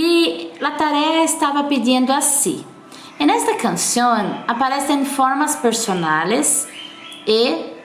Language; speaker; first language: Spanish; non-native, fluent; Portuguese